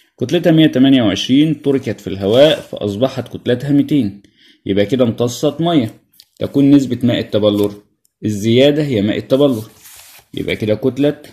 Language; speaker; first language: Arabic; native; Arabic